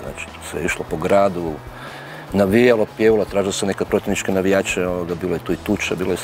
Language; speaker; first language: Croatian; native; Croatian